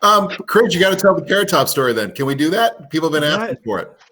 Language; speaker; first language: English; native; English